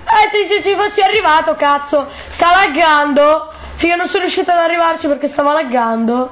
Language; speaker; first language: Italian; native; Italian